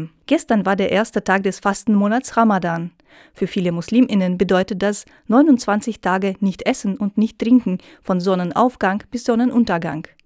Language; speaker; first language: German; native; German